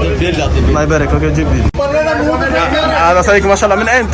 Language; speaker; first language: Arabic; non-native, learner; French